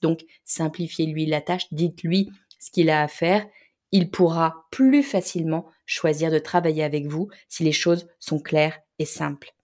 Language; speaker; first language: French; native; French